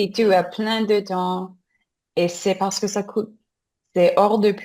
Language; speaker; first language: French; non-native, learner; English